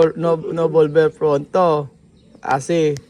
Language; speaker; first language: Spanish; non-native, learner; Filipino